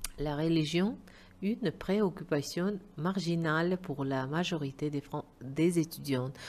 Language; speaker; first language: French; non-native, fluent; Uzbek